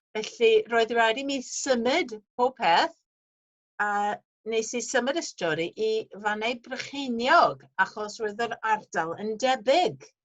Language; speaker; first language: Welsh; non-native, fluent; English